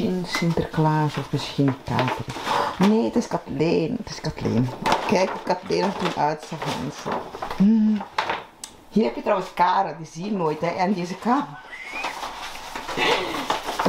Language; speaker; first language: Dutch; native; Dutch